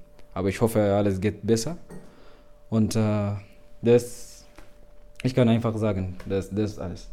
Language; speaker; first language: German; non-native, learner; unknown